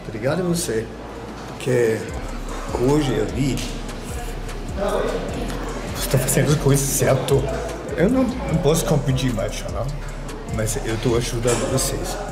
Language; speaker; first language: Portuguese; non-native, learner; Spanish